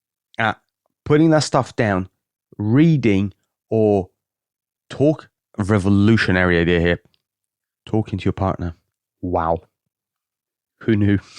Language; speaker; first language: English; native; English